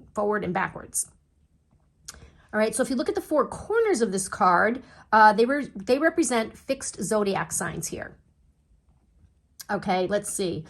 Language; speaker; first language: English; native; English